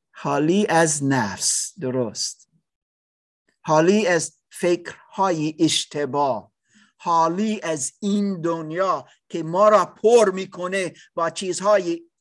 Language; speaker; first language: Persian; non-native, learner; English